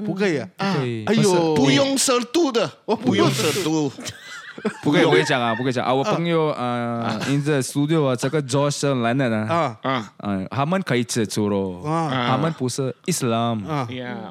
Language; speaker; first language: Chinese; non-native, learner; Malay